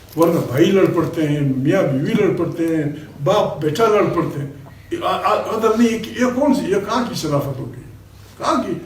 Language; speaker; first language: Urdu; non-native, local second language; Pashto